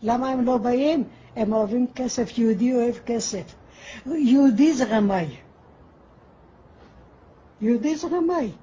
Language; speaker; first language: Hebrew; non-native, fluent; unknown